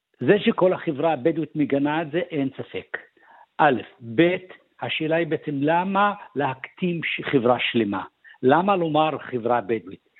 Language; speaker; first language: Hebrew; non-native, local second language; Arabic